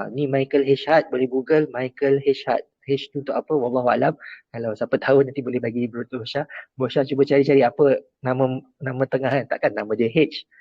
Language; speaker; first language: Malay; native; Malay